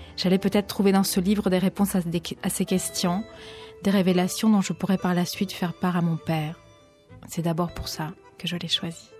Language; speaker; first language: French; early bilingual, other home language; Spanish